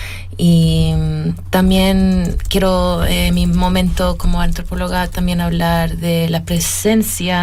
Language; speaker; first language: Spanish; early bilingual, heritage; Spanish